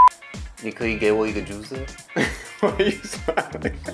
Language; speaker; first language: Chinese; non-native, learner; English